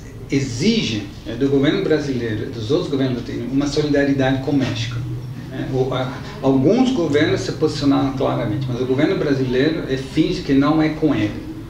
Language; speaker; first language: Portuguese; non-native, fluent; Dutch